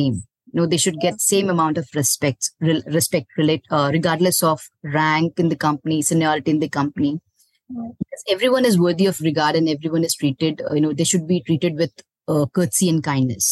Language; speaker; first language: English; non-native, local second language; Hindi